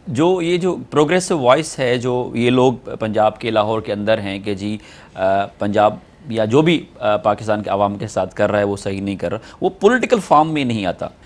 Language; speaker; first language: Urdu; non-native, local second language; Sindhi